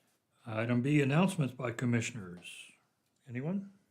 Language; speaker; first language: English; native; English